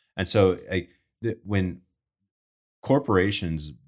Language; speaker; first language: English; native; English